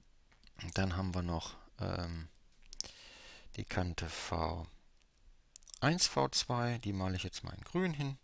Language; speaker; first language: German; native; German